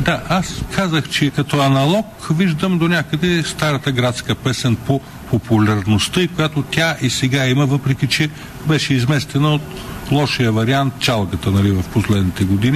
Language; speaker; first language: Bulgarian; native; Bulgarian